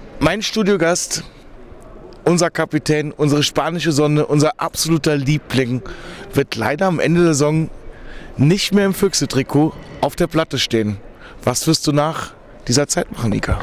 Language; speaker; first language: German; native; German